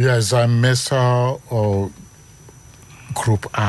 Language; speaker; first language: Dutch; non-native, learner; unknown